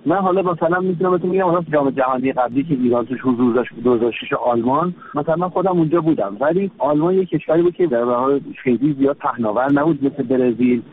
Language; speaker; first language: Persian; native; Persian